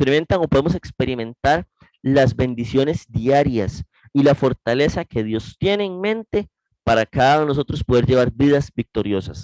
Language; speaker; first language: Spanish; native; Spanish